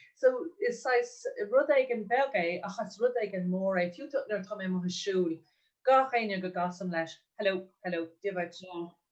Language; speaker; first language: Irish; non-native, local second language; English